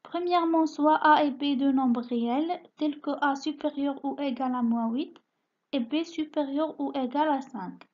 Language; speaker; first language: French; non-native, local second language; Arabic